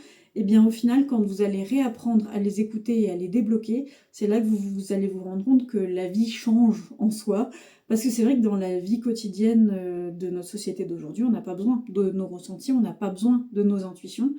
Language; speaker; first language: French; native; French